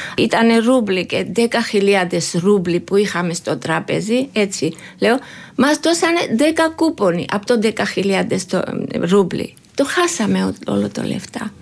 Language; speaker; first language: Greek; non-native, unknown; Georgian